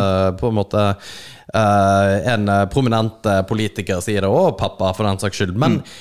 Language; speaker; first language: Norwegian; native; Norwegian